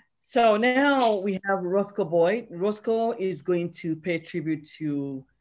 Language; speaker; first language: English; non-native, local second language; Yoruba